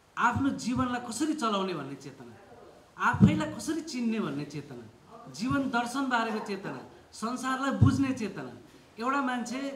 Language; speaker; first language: Nepali; native; Nepali